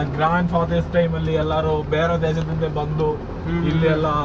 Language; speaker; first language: Kannada; non-native, fluent; Malayalam